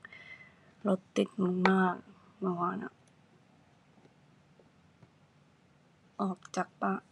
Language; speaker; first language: Thai; non-native, learner; Japanese